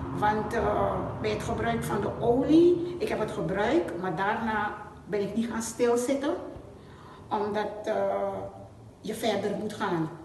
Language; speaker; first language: Dutch; native; Dutch